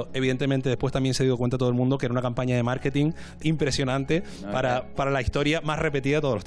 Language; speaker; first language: Spanish; native; Spanish